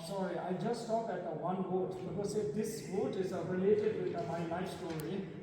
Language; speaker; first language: English; non-native, fluent; Tibetan